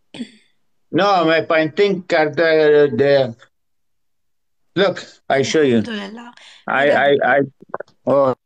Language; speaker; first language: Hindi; non-native, learner; Persian